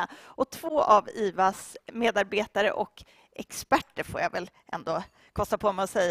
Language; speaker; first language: Swedish; native; Swedish